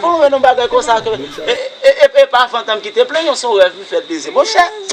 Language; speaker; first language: Haitian Creole; native; Haitian Creole